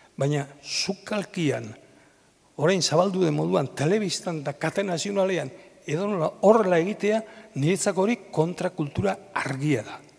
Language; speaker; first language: Basque; native; Basque